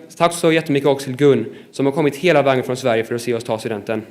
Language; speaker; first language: Swedish; early bilingual, heritage; Swedish